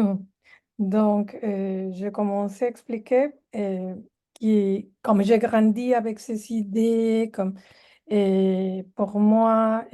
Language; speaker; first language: French; non-native, fluent; Spanish